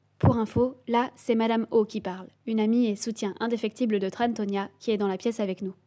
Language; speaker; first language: French; native; French